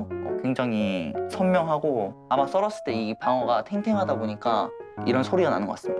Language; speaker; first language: Korean; native; Korean